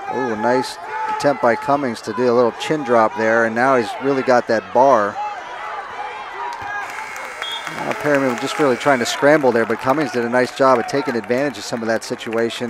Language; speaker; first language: English; native; English